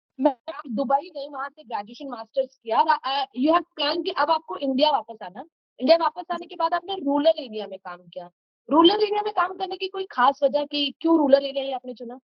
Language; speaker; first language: Hindi; native; Hindi